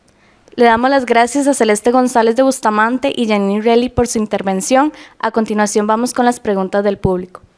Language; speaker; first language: Spanish; native; Spanish